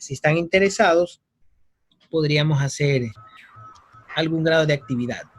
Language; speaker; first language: Spanish; native; Spanish